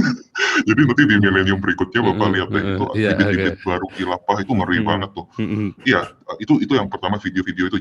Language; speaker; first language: Indonesian; native; Indonesian